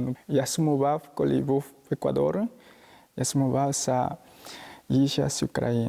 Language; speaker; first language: Ukrainian; non-native, learner; Spanish